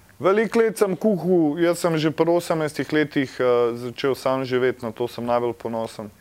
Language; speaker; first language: Slovenian; native; Slovenian